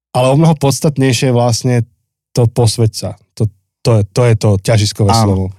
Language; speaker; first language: Slovak; native; Slovak